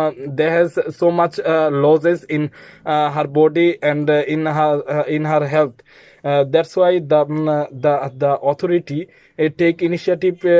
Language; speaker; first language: English; non-native, learner; Bangla